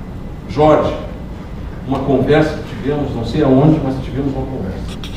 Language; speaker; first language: Portuguese; native; Portuguese